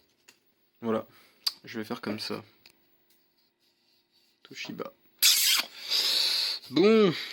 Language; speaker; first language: French; native; French